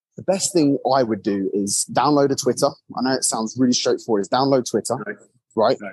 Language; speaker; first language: English; native; English